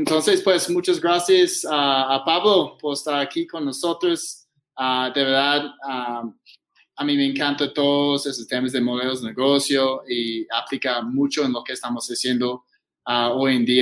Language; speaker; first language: Spanish; non-native, fluent; English